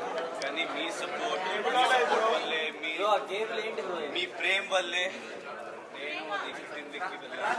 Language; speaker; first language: Telugu; non-native, learner; Hindi